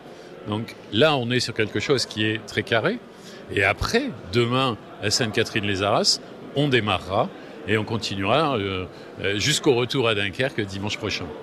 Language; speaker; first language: French; native; French